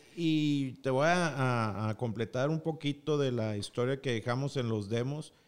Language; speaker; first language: Spanish; native; Spanish